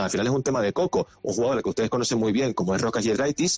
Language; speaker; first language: Spanish; native; Spanish